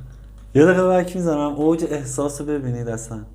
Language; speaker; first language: Persian; native; Persian